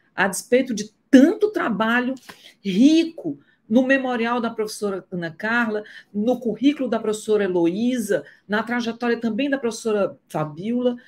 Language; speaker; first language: Portuguese; native; Portuguese